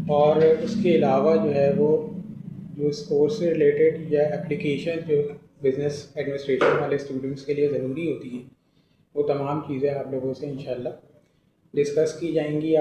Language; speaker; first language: Hindi; native; Hindi